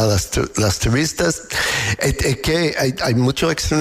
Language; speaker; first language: Spanish; non-native, learner; English